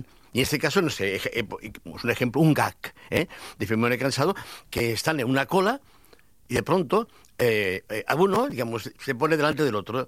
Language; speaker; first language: Spanish; native; Spanish